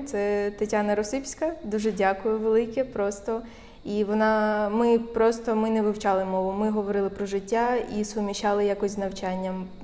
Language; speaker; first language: Ukrainian; native; Ukrainian